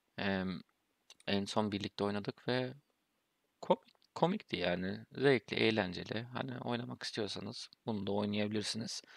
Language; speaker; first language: Turkish; early bilingual, heritage; Turkish